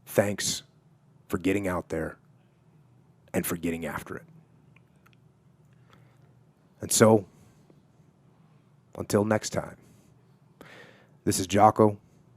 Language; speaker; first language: English; native; English